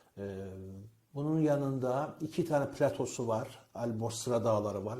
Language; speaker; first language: Turkish; non-native, fluent; Persian